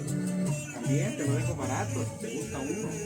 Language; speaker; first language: Spanish; native; Spanish